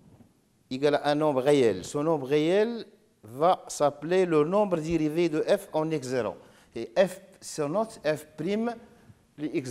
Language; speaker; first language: French; non-native, local second language; Arabic